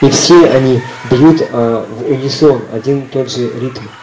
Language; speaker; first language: Russian; native; Russian